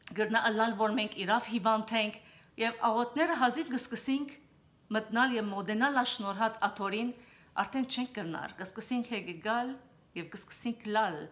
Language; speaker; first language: Armenian; early bilingual, heritage; Armenian